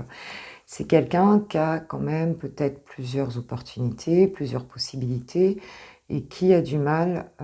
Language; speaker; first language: French; native; French